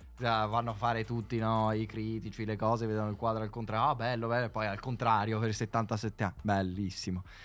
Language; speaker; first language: Italian; native; Italian